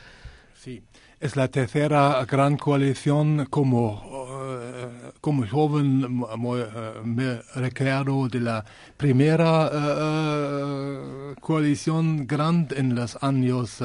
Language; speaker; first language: Spanish; non-native, learner; German